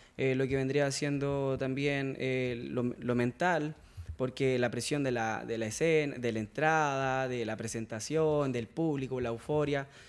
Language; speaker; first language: Spanish; native; Spanish